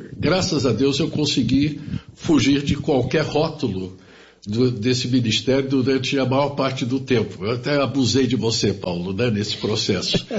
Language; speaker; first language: Portuguese; early bilingual, other home language; German